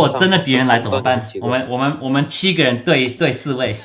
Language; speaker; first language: Chinese; early bilingual, heritage; Chinese